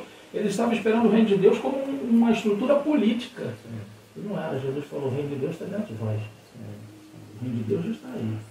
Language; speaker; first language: Portuguese; native; Portuguese